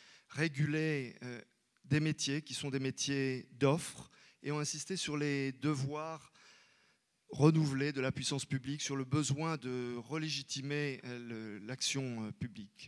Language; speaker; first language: French; native; French